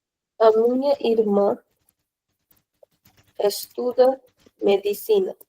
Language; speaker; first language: Portuguese; non-native, fluent; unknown